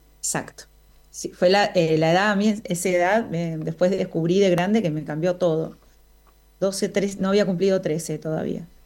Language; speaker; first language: Spanish; native; Spanish